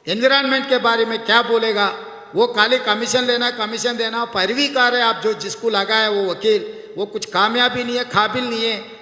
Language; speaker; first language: Hindi; non-native, local second language; Telugu